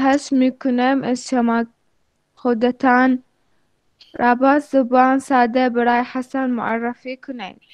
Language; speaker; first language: Persian; non-native, learner; Arabic